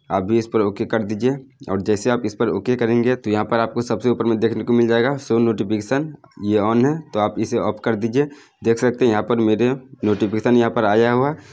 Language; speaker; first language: Hindi; native; Hindi